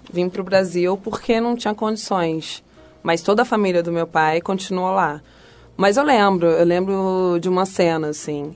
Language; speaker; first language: Portuguese; early bilingual, other home language; Spanish